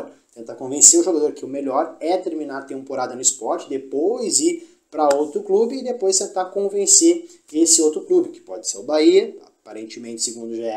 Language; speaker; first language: Portuguese; native; Portuguese